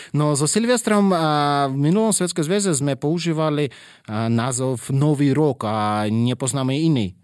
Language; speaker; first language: Slovak; non-native, fluent; Russian